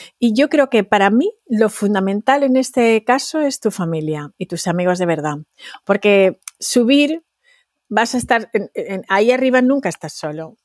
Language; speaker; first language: Spanish; native; Spanish